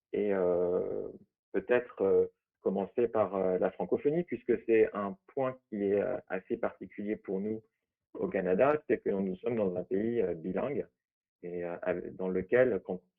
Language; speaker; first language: French; native; French